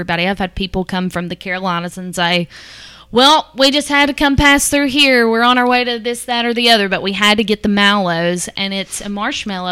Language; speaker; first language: English; native; English